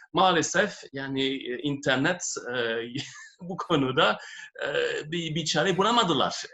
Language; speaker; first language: Turkish; non-native, fluent; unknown